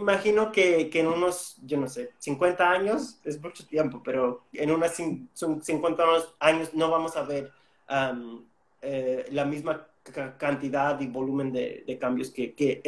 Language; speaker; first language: Spanish; non-native, fluent; English